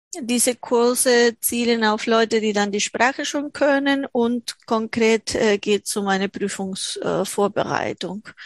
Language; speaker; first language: German; non-native, fluent; Spanish